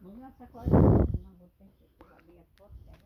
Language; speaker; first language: Portuguese; native; Portuguese